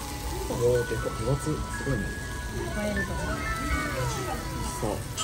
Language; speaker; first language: Japanese; native; Japanese